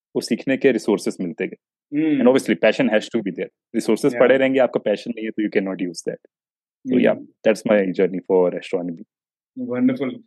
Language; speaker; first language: Hindi; native; Hindi